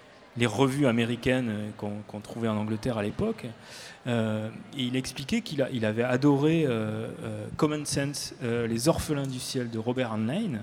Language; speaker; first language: French; native; French